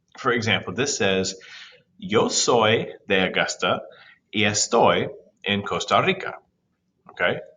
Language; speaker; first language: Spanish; non-native, fluent; English